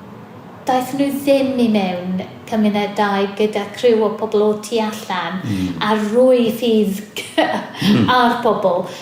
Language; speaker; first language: Welsh; non-native, fluent; English